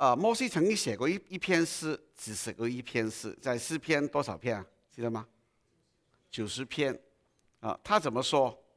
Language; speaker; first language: Chinese; non-native, local second language; Cantonese